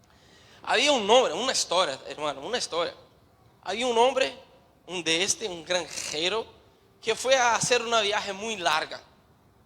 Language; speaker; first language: Spanish; non-native, learner; Portuguese